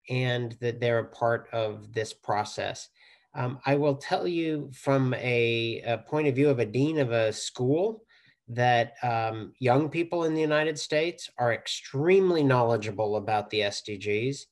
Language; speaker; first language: English; native; English